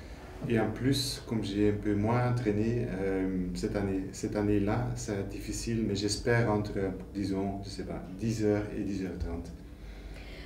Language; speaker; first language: French; non-native, fluent; Dutch